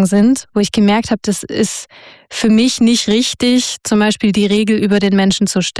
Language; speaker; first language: German; native; German